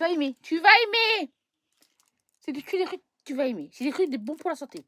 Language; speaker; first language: French; native; French